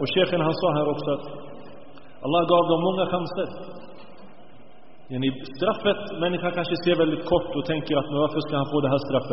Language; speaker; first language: Swedish; early bilingual, other home language; Arabic